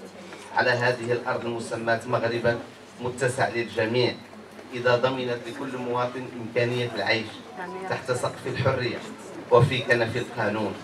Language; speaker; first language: Arabic; native; Arabic